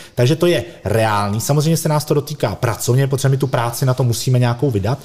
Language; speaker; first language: Czech; native; Czech